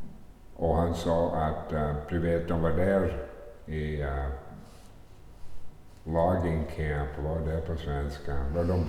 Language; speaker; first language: Swedish; early bilingual, heritage; Swedish